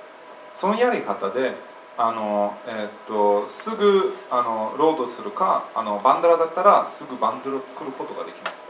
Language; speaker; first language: Japanese; non-native, fluent; English